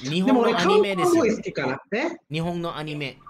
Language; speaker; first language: Japanese; non-native, fluent; Malay